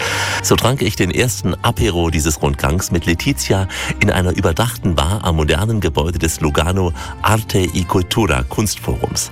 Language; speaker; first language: German; native; German